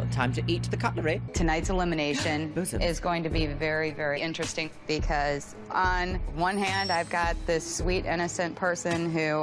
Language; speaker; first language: English; native; English